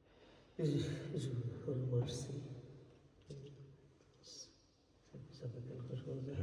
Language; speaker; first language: French; non-native, fluent; Bangla